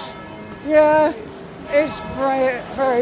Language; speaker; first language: English; native; English